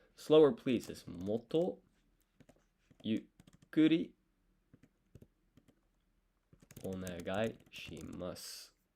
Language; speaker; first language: Japanese; non-native, learner; English